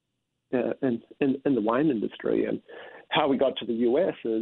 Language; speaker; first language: English; native; English